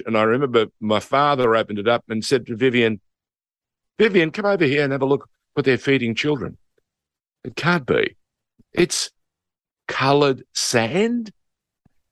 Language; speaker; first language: English; native; English